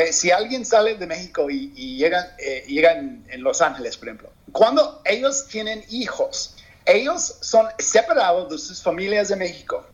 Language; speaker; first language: Spanish; non-native, learner; English